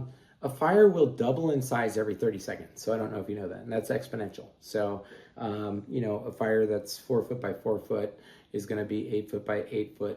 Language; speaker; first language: English; native; English